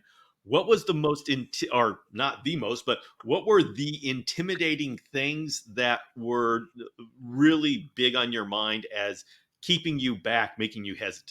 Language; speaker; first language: English; native; English